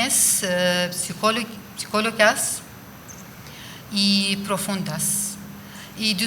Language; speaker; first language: Spanish; non-native, fluent; Arabic